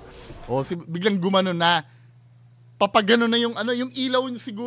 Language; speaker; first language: Filipino; native; Filipino